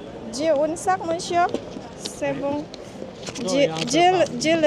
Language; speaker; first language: French; non-native, learner; Indonesian